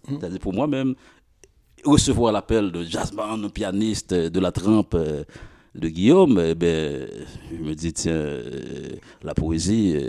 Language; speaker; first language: French; non-native, local second language; Haitian Creole